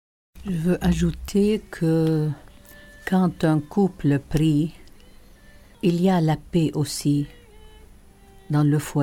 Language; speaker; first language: French; non-native, local second language; Arabic